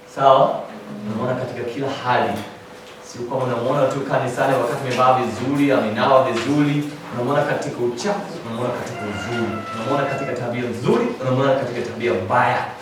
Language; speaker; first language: Swahili; non-native, fluent; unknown